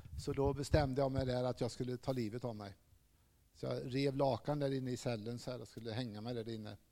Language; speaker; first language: Swedish; native; Swedish